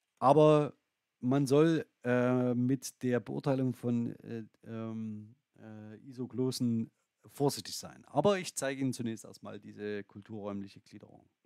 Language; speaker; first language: German; native; German